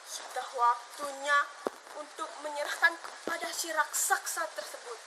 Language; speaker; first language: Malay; non-native, local second language; Balinese